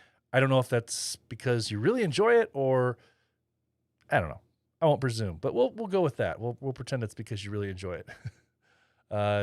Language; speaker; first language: English; native; English